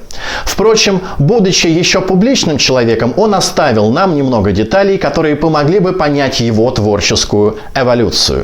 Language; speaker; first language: Russian; native; Russian